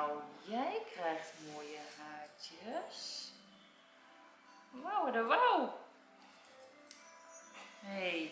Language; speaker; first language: Dutch; native; Dutch